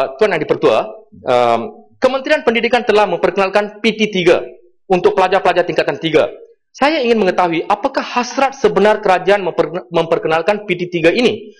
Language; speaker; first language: Malay; non-native, local second language; Tamil